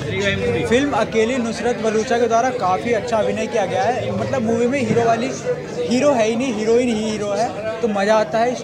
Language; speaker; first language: Hindi; native; Hindi